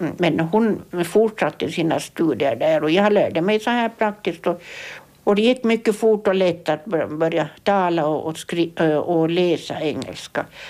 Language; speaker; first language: Swedish; native; Swedish